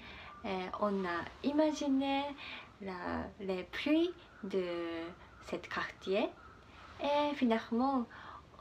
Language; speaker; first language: French; non-native, learner; Japanese